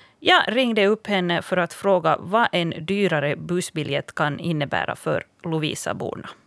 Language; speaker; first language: Swedish; native; Swedish